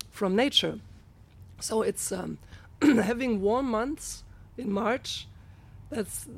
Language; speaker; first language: English; non-native, fluent; German